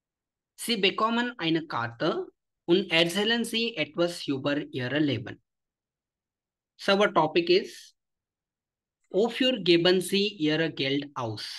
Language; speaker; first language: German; non-native, learner; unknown